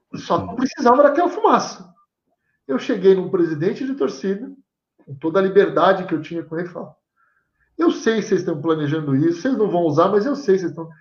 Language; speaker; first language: Portuguese; native; Portuguese